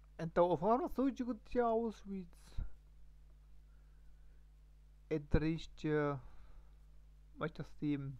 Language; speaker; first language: Portuguese; non-native, learner; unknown